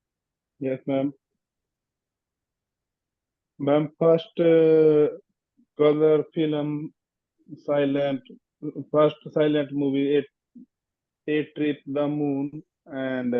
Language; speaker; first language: English; non-native, learner; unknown